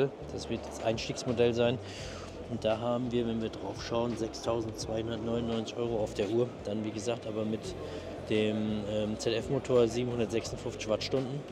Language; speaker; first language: German; native; German